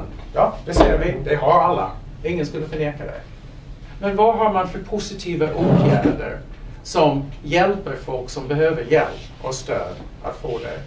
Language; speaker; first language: Swedish; non-native, fluent; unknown